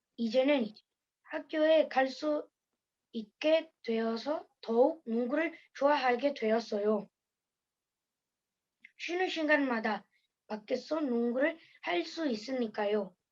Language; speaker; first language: Korean; early bilingual, heritage; Korean